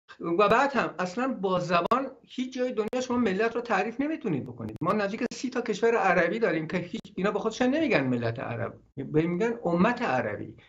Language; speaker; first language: Persian; non-native, local second language; Gurani